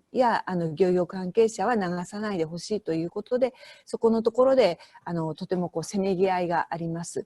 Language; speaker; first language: Japanese; native; Japanese